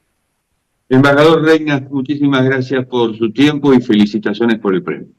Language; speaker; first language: Spanish; native; Spanish